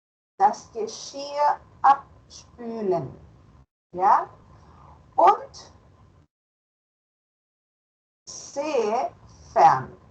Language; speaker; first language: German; non-native, fluent; Spanish